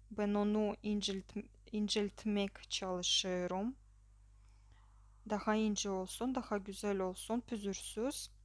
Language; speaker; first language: Turkish; non-native, learner; Russian